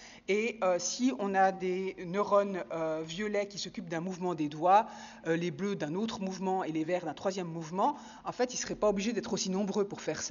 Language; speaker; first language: French; native; French